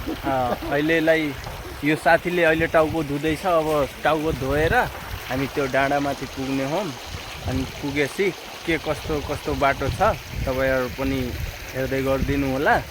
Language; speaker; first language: Nepali; non-native, local second language; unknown